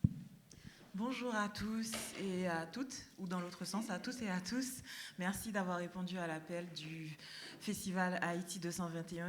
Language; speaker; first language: French; non-native, local second language; Haitian Creole